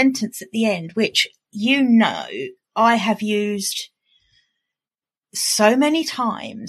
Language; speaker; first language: English; native; English